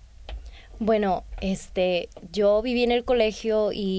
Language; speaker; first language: Spanish; early bilingual, heritage; Spanish